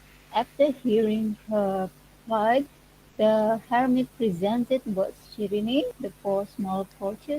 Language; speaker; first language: English; non-native, learner; Indonesian